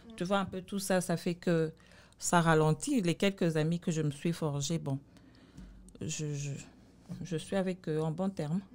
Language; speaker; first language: French; non-native, local second language; Lingala